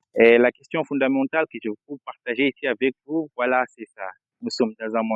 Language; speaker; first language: French; non-native, fluent; Portuguese